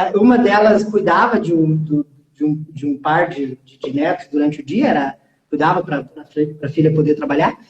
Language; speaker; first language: Portuguese; early bilingual, heritage; Portuguese